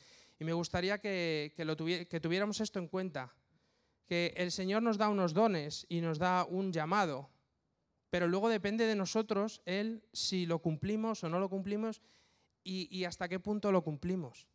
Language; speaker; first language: Spanish; native; Spanish